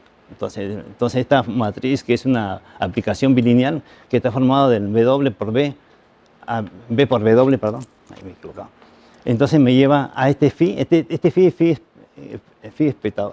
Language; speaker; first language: Spanish; native; Spanish